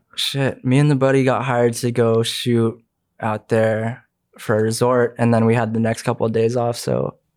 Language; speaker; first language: English; early bilingual, other home language; Filipino